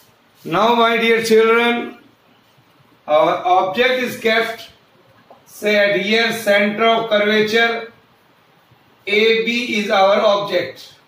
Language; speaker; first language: English; non-native, local second language; Hindi